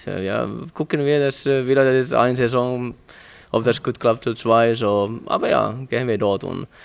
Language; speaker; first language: German; non-native, learner; Finnish